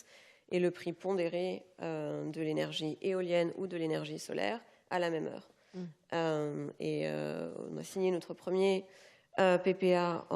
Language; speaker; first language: French; native; French